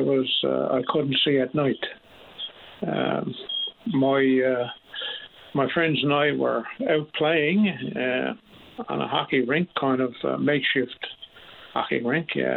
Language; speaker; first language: English; native; English